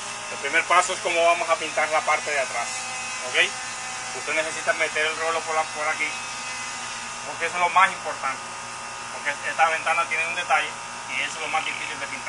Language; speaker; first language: Spanish; native; Spanish